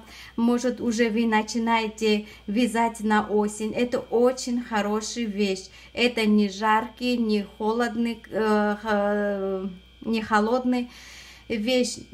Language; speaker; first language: Russian; non-native, fluent; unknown